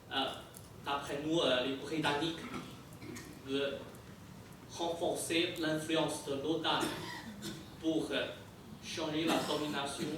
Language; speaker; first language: French; non-native, fluent; Chinese